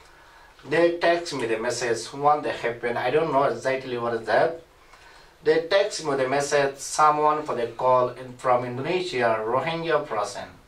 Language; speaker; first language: English; non-native, learner; Rohingya